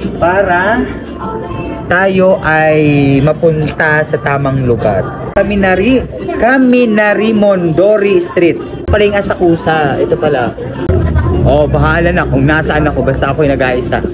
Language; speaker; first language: Filipino; native; Filipino